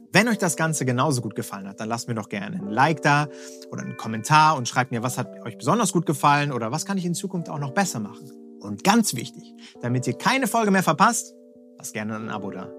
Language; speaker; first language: German; native; German